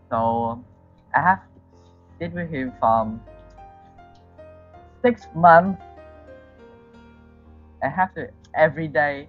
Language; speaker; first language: English; non-native, learner; Vietnamese